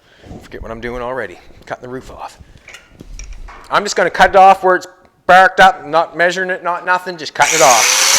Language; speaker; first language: English; native; English